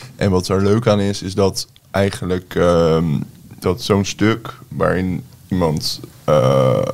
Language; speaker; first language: Dutch; non-native, fluent; Turkish